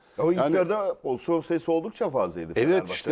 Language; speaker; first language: Turkish; native; Turkish